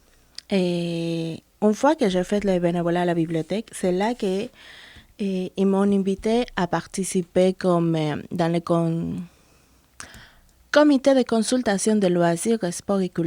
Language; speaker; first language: French; non-native, fluent; Spanish